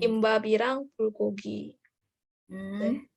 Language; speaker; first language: Korean; non-native, learner; Indonesian